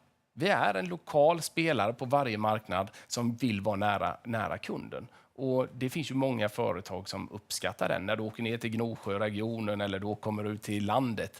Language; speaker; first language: Swedish; native; Swedish